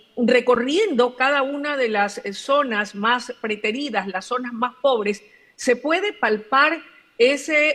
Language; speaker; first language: Spanish; native; Spanish